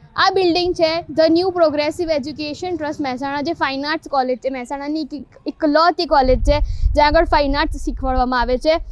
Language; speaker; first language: Gujarati; native; Gujarati